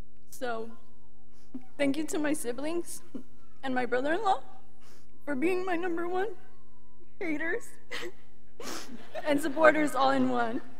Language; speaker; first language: English; early bilingual, other home language; Spanish